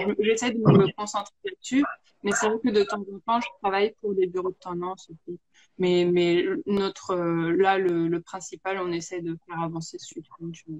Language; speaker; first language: French; native; French